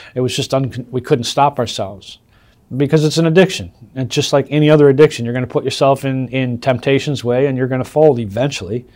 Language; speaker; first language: English; native; English